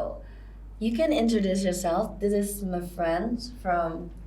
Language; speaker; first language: English; non-native, fluent; Indonesian